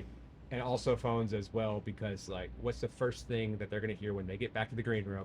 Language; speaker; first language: English; native; English